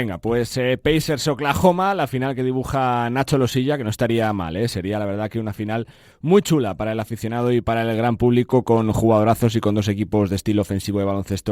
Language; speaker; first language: Spanish; native; Spanish